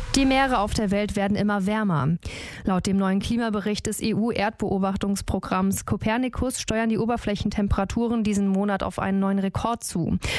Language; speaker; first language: German; native; German